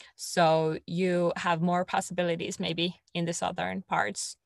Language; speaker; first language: English; non-native, fluent; Finnish